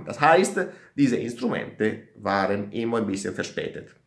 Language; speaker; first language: German; non-native, learner; Italian